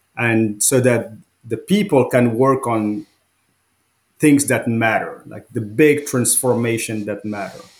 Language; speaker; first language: English; non-native, fluent; Arabic